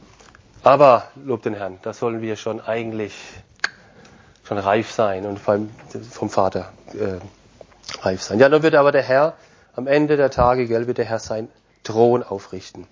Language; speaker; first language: German; non-native, fluent; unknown